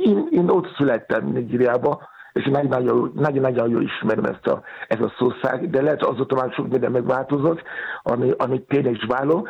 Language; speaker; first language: Hungarian; non-native, learner; Yoruba